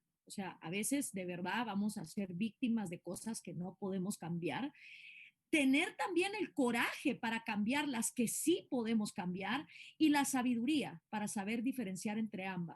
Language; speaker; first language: Spanish; native; Spanish